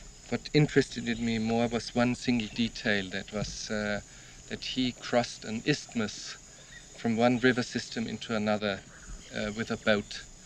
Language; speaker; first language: English; non-native, fluent; German